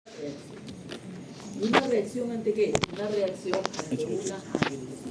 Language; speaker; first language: Spanish; native; Spanish